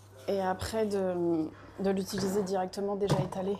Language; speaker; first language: French; native; French